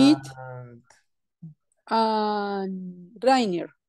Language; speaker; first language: English; non-native, learner; Spanish